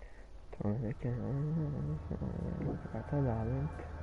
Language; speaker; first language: Italian; native; Italian